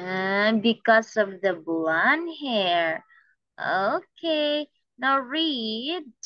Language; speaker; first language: English; non-native, fluent; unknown